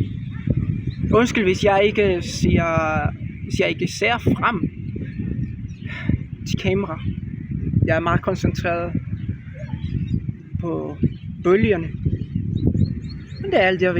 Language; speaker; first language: Danish; non-native, learner; Spanish